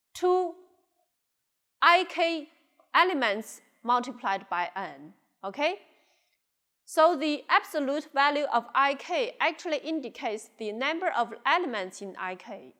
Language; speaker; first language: English; non-native, local second language; Chinese